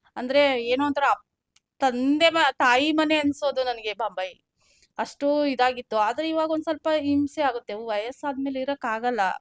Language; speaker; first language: Kannada; native; Kannada